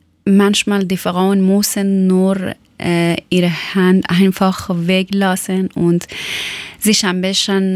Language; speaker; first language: German; non-native, learner; Persian